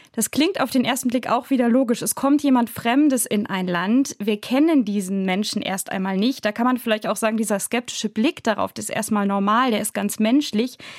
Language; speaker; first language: German; native; German